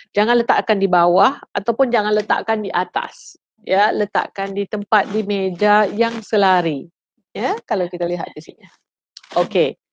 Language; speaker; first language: Malay; native; Malay